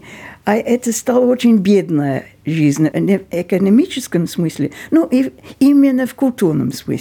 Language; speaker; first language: Russian; non-native, fluent; English